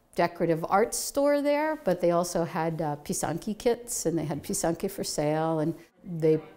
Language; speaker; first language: English; native; English